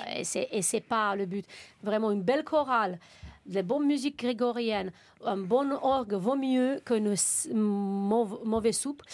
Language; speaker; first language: French; non-native, fluent; Romanian